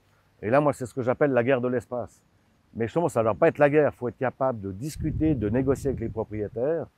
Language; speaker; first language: French; native; French